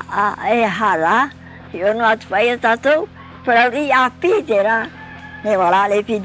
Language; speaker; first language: French; non-native, local second language; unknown